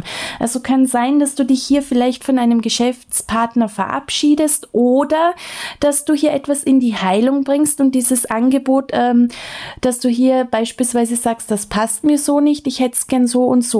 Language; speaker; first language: German; native; German